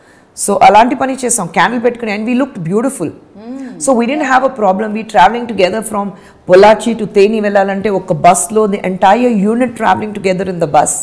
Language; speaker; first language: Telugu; non-native, fluent; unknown